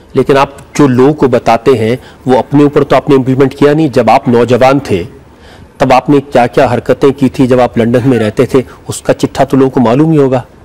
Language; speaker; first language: Hindi; native; Hindi